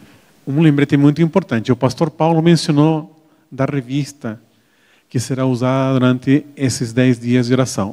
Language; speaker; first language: Portuguese; native; Portuguese